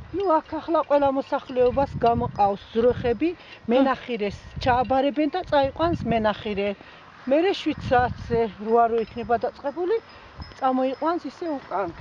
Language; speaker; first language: Georgian; non-native, local second language; Svan